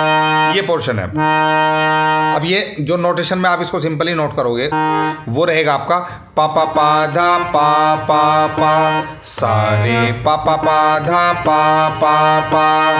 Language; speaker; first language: Hindi; native; Hindi